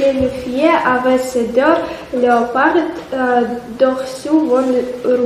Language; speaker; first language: French; non-native, learner; Russian